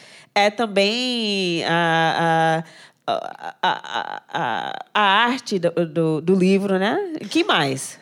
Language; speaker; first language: Portuguese; non-native, fluent; English